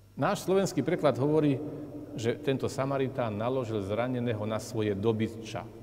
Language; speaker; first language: Slovak; native; Slovak